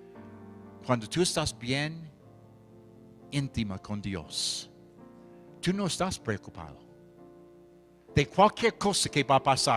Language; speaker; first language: Spanish; non-native, fluent; English